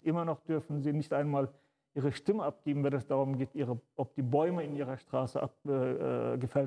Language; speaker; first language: German; early bilingual, other home language; Turkish